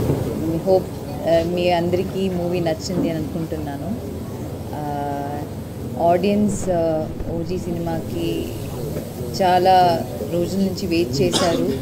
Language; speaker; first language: Telugu; non-native, learner; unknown